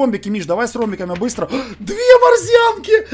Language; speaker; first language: Russian; native; Russian